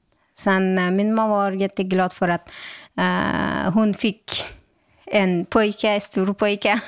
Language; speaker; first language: Swedish; non-native, local second language; Persian